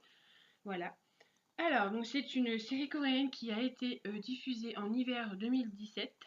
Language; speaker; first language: French; native; French